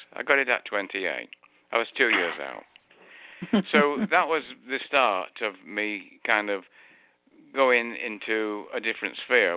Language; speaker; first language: English; native; English